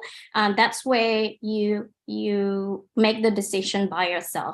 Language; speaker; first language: English; non-native, fluent; Indonesian